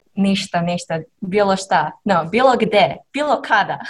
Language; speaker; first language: Serbian; non-native, learner; English